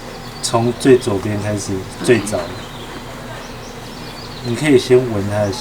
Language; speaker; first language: Chinese; native; Chinese